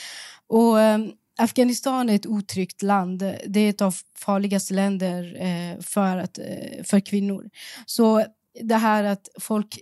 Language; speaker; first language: Swedish; early bilingual, other home language; Persian